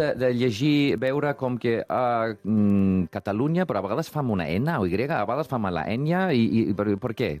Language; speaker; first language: Catalan; non-native, fluent; Icelandic